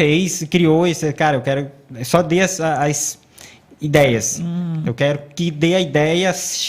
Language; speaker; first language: Portuguese; native; Portuguese